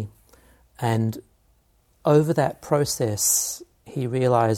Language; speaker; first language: English; native; English